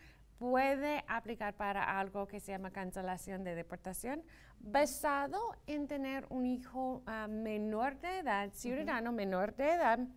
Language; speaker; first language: Spanish; non-native, fluent; English